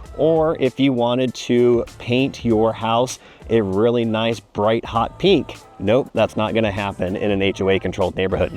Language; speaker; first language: English; native; English